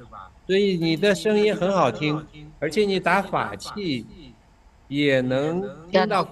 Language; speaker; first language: Chinese; native; Chinese